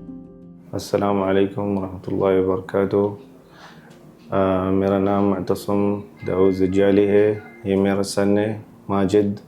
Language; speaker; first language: Hindi; non-native, learner; Arabic